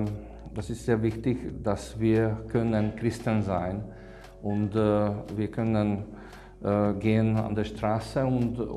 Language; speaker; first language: German; non-native, learner; Hungarian